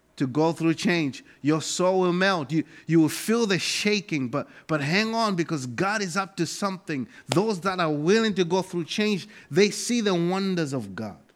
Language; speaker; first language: English; non-native, local second language; Nyanja